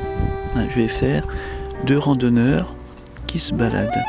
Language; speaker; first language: French; native; French